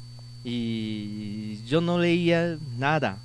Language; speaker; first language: Spanish; non-native, learner; Japanese